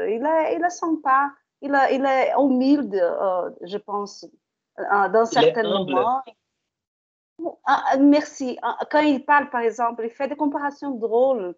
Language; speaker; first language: French; non-native, learner; Portuguese